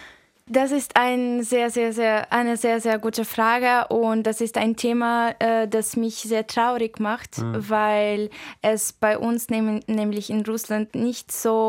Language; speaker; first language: German; non-native, fluent; Russian